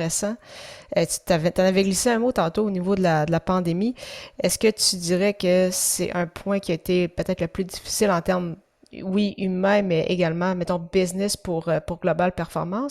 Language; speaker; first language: French; native; French